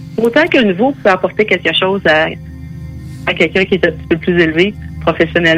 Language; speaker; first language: French; native; French